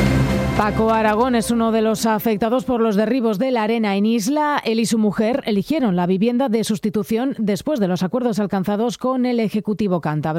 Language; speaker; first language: Spanish; native; Spanish